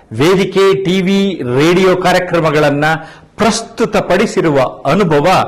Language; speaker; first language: Kannada; native; Kannada